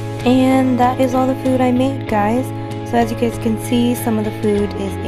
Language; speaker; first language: English; native; English